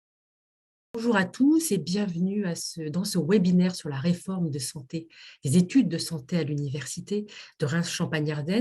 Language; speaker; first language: French; native; French